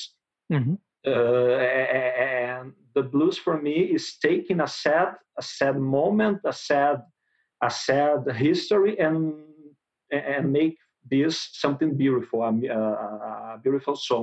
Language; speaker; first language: English; non-native, learner; Portuguese